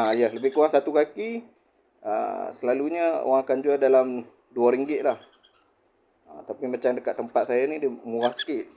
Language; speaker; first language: Malay; native; Malay